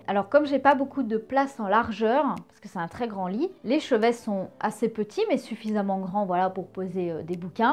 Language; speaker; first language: French; native; French